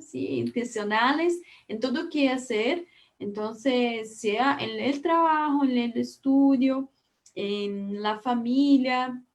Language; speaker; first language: Spanish; non-native, learner; Portuguese